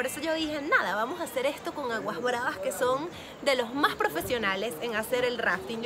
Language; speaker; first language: Spanish; native; Spanish